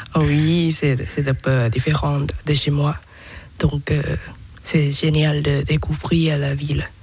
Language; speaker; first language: French; non-native, learner; Thai